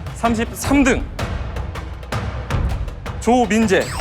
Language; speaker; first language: Korean; native; Korean